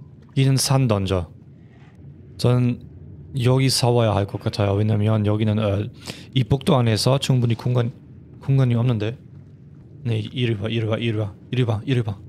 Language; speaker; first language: Korean; non-native, fluent; German